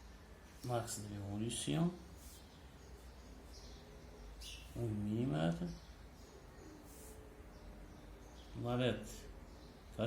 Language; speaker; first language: French; non-native, local second language; Arabic